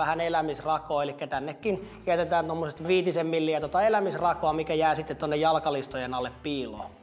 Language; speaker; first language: Finnish; native; Finnish